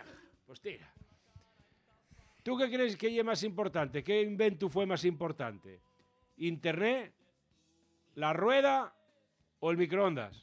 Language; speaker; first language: Spanish; native; Spanish